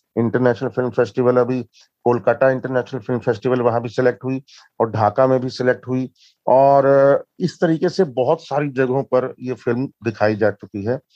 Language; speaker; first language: Hindi; native; Hindi